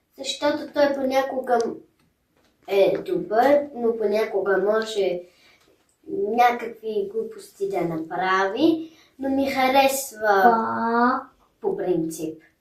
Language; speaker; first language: Bulgarian; early bilingual, heritage; German